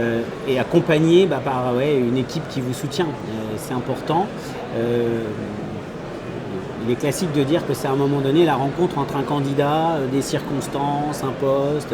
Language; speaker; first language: French; native; French